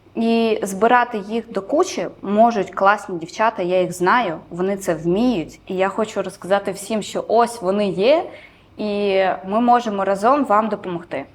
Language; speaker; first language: Ukrainian; non-native, local second language; Romanian